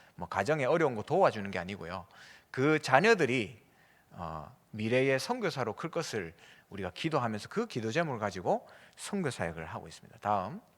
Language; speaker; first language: Korean; native; Korean